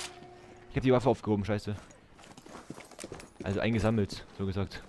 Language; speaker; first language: German; native; German